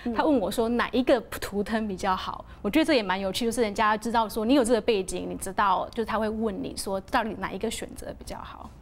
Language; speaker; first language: Chinese; native; Chinese